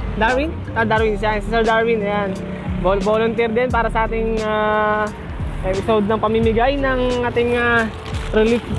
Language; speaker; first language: Filipino; non-native, local second language; Bikol